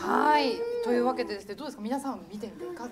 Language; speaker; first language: Japanese; native; Japanese